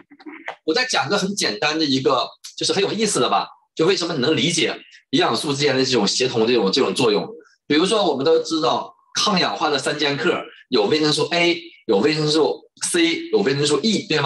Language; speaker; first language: Chinese; native; Chinese